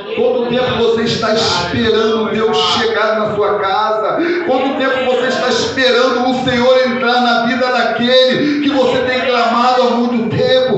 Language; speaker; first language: Portuguese; native; Portuguese